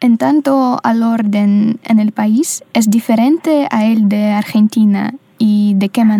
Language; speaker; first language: Spanish; non-native, fluent; Russian